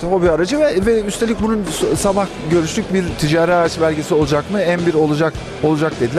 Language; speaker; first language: Turkish; native; Turkish